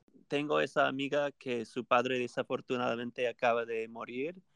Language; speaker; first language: Spanish; non-native, fluent; English